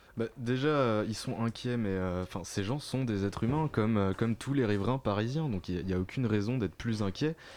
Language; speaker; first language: French; native; French